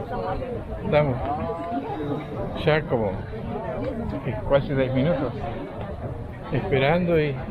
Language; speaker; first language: Portuguese; non-native, fluent; Spanish